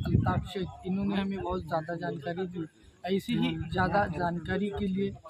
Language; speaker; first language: Hindi; non-native, local second language; Marathi